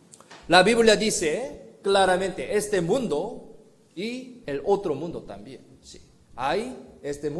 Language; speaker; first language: Spanish; non-native, fluent; Korean